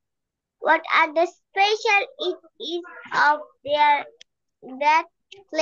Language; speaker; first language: English; non-native, learner; Bangla